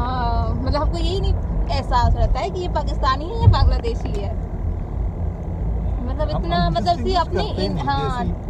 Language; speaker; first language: Hindi; native; Hindi